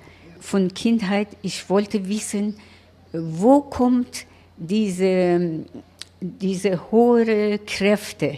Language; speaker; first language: German; non-native, learner; Persian